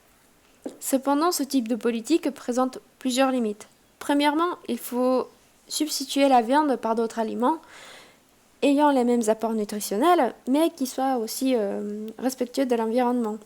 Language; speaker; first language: French; non-native, fluent; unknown